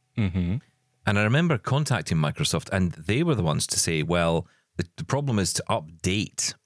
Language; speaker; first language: English; native; English